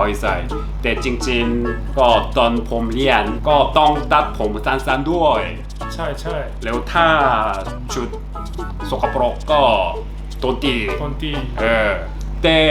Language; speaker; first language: Thai; non-native, learner; Korean